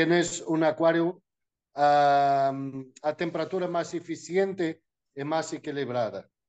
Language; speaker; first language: Spanish; non-native, fluent; Portuguese